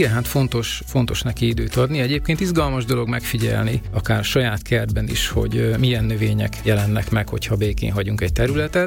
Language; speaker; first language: Hungarian; native; Hungarian